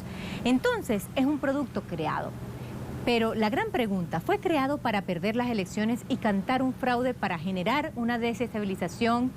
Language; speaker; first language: Spanish; native; Spanish